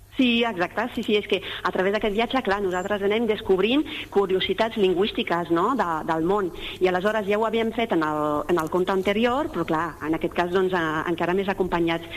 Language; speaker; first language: Catalan; non-native, fluent; French